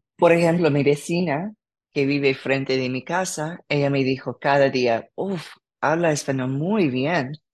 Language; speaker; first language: Spanish; non-native, learner; English